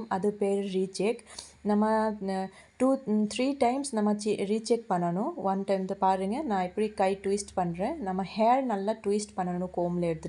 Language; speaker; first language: Tamil; non-native, fluent; Assamese